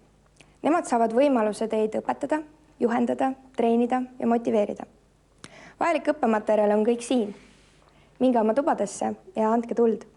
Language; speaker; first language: Estonian; native; Estonian